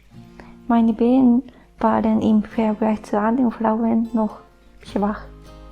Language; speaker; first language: German; non-native, fluent; Japanese